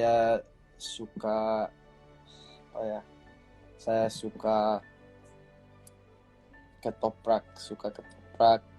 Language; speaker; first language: Indonesian; early bilingual, heritage; English